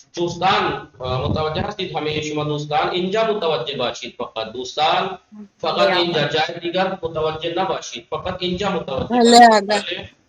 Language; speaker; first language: Persian; non-native, fluent; Urdu